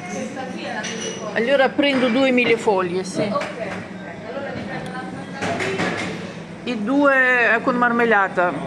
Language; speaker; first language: Italian; non-native, learner; Ukrainian